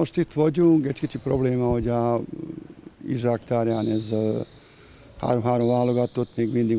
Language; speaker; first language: Hungarian; non-native, fluent; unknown